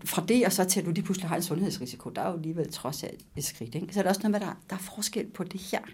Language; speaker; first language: Danish; native; Danish